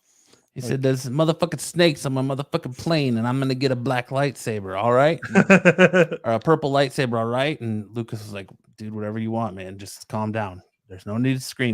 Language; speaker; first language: English; native; English